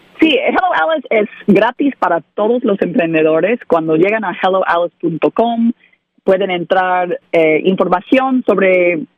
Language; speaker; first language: Spanish; non-native, learner; English